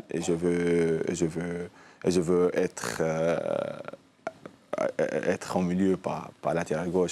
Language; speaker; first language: French; non-native, local second language; Arabic